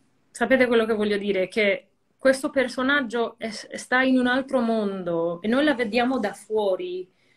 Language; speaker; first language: Italian; non-native, fluent; English